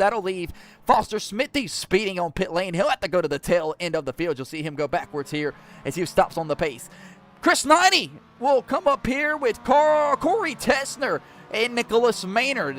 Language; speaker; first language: English; native; English